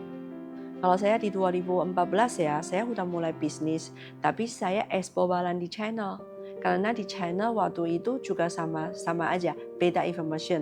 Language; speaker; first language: Indonesian; non-native, learner; Chinese